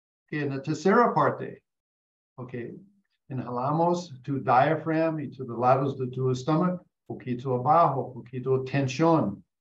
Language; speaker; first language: Spanish; non-native, learner; English